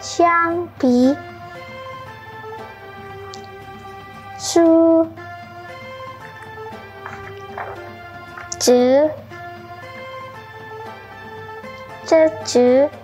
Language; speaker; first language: Chinese; non-native, learner; Indonesian